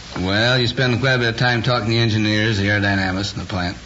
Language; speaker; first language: English; native; English